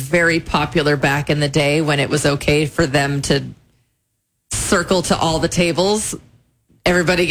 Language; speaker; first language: English; native; English